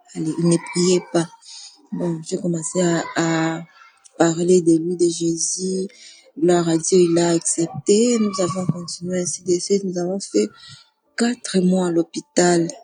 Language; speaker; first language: French; non-native, local second language; Swahili